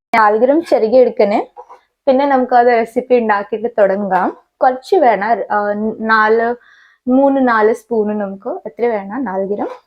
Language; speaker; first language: Malayalam; non-native, learner; Hindi